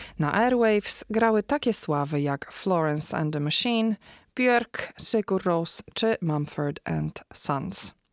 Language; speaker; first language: Polish; native; Polish